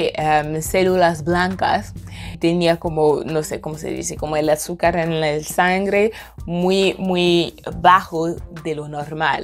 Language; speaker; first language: Spanish; non-native, fluent; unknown